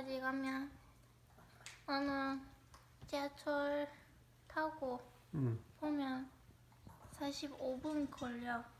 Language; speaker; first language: Korean; non-native, learner; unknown